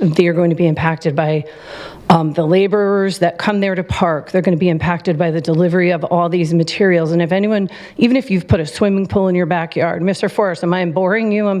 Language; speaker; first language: English; native; English